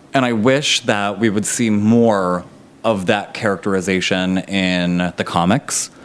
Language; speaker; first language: English; native; English